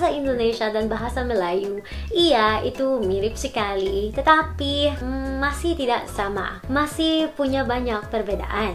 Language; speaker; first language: Indonesian; non-native, learner; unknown